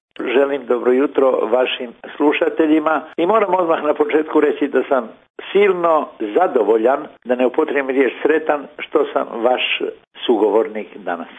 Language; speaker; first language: Croatian; native; Croatian